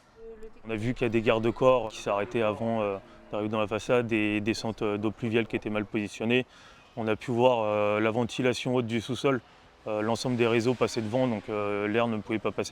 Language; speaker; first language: French; native; French